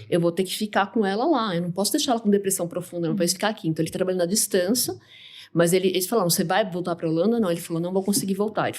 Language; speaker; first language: Portuguese; native; Portuguese